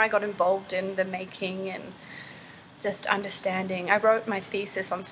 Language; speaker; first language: English; native; English